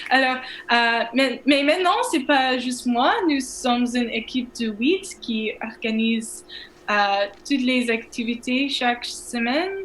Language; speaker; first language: French; non-native, learner; English